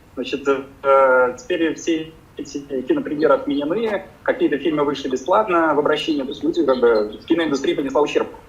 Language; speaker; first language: Russian; native; Russian